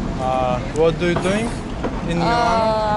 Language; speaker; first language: English; non-native, learner; Ukrainian